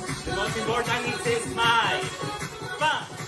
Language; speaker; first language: English; non-native, learner; Spanish